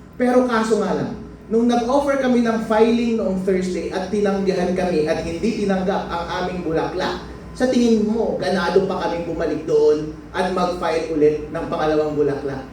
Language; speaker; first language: Filipino; non-native, local second language; Iloko